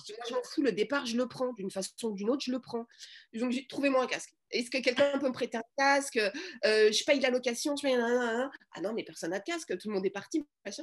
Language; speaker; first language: French; native; French